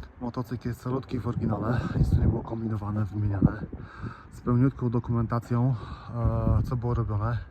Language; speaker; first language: Polish; native; Polish